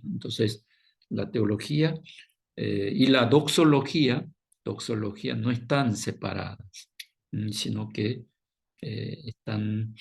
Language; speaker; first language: Spanish; non-native, fluent; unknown